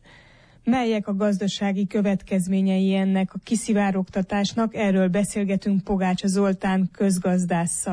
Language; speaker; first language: Hungarian; native; Hungarian